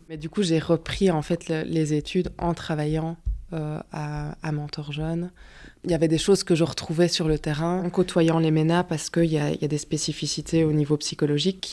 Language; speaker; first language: French; native; French